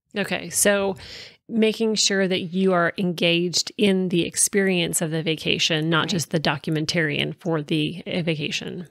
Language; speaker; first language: English; native; English